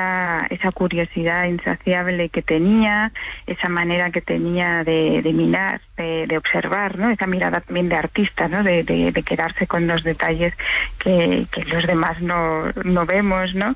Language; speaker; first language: Spanish; native; Spanish